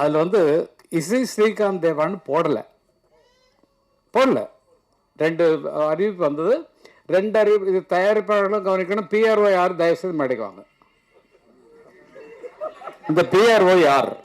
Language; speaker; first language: Tamil; native; Tamil